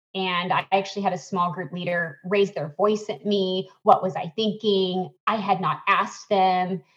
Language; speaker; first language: English; native; English